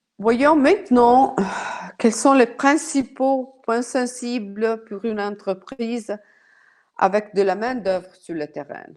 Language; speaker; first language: French; non-native, fluent; Italian